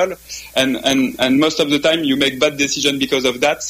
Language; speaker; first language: English; non-native, fluent; French